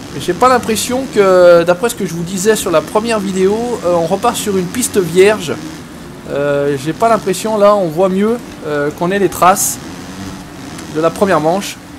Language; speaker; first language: French; native; French